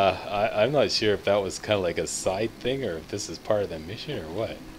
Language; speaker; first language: English; native; English